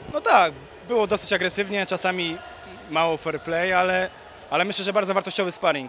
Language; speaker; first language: Polish; native; Polish